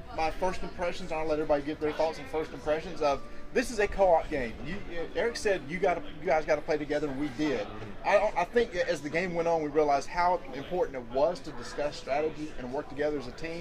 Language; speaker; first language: English; native; English